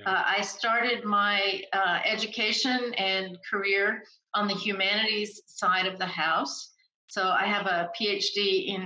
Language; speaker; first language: English; native; English